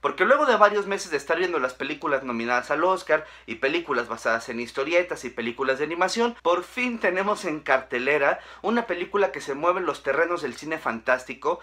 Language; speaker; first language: Spanish; native; Spanish